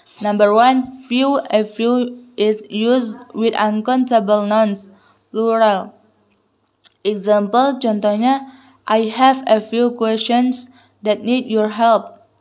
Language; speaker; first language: English; non-native, learner; Indonesian